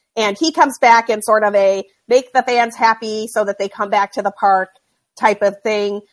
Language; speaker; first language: English; native; English